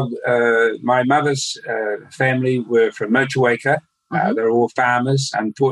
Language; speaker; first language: English; native; English